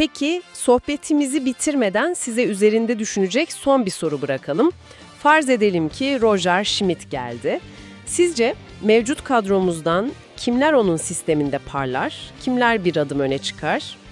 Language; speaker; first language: Turkish; native; Turkish